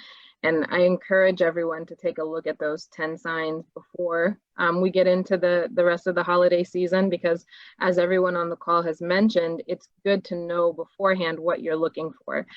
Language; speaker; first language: English; native; English